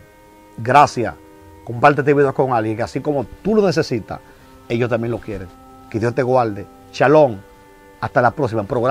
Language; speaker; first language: Spanish; native; Spanish